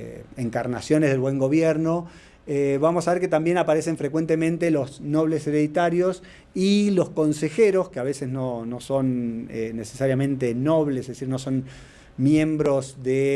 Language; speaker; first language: Spanish; native; Spanish